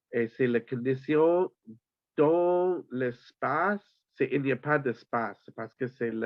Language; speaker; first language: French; non-native, learner; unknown